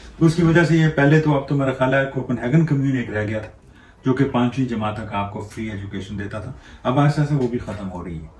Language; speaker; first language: Urdu; non-native, local second language; Punjabi